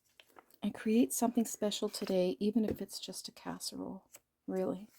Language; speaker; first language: English; native; English